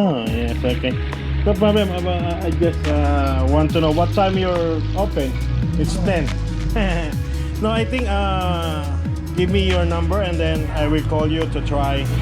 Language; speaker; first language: English; non-native, local second language; Filipino